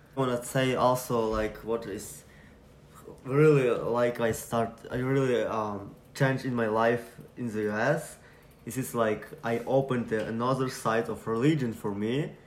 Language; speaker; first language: English; non-native, learner; Ukrainian